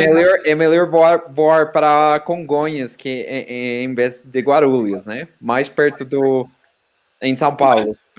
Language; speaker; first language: Portuguese; non-native, fluent; Spanish